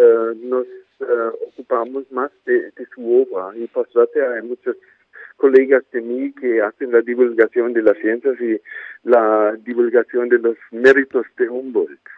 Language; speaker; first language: Spanish; non-native, fluent; German